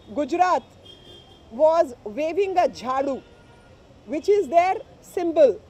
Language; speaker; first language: English; non-native, local second language; Hindi